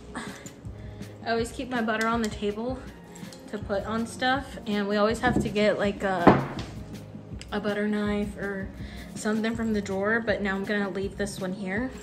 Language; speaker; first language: English; early bilingual, other home language; Spanish